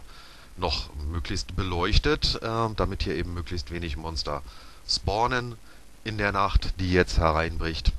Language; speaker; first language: German; native; German